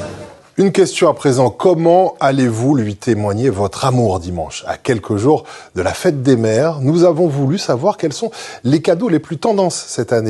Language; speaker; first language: French; native; French